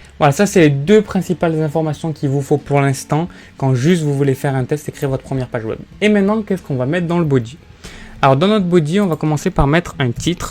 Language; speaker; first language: French; native; French